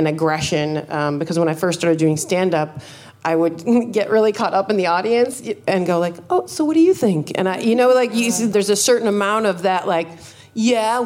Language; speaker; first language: English; native; English